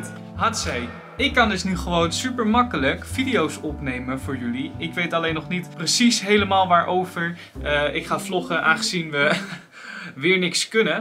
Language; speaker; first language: Dutch; native; Dutch